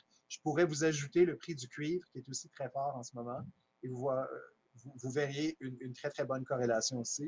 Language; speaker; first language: French; native; French